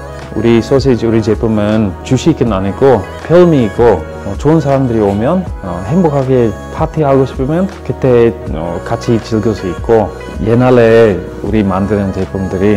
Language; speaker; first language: Korean; non-native, fluent; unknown